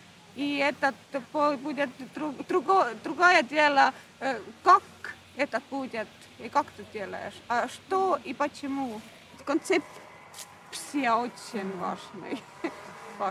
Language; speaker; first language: Russian; non-native, fluent; Latvian